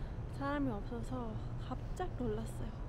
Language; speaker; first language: Korean; non-native, fluent; Persian